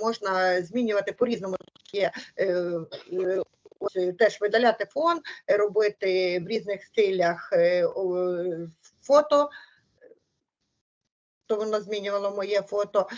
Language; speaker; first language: Ukrainian; native; Ukrainian